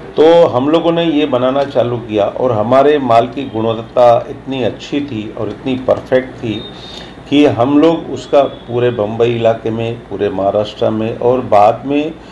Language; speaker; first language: Hindi; non-native, local second language; Sindhi